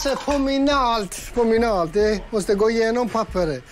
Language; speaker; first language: Swedish; non-native, learner; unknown